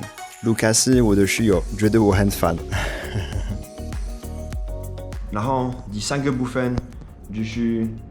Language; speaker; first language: Chinese; non-native, fluent; French